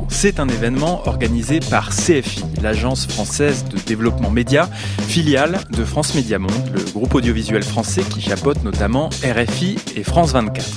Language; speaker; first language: French; native; French